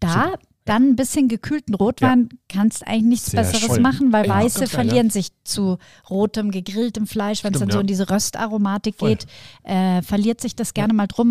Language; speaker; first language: German; native; German